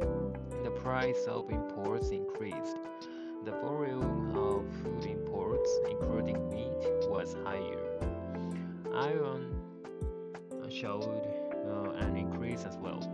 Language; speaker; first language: English; non-native, learner; Japanese